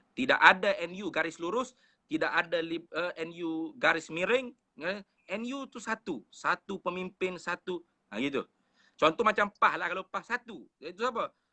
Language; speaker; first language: Malay; native; Malay